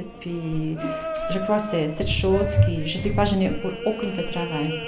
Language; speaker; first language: French; non-native, fluent; Latvian